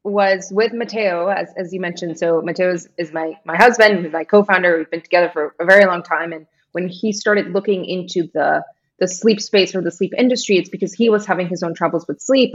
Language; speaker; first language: English; non-native, fluent; Spanish